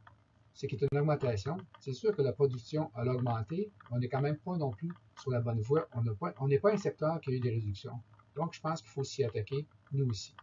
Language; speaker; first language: French; native; French